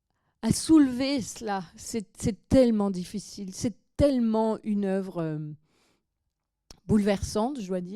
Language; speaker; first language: French; native; French